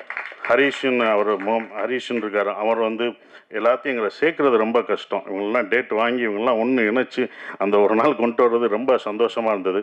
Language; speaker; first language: Tamil; native; Tamil